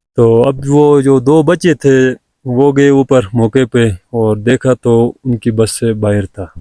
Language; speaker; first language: Urdu; non-native, local second language; Sicilian